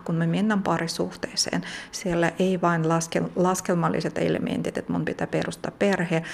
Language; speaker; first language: Finnish; non-native, fluent; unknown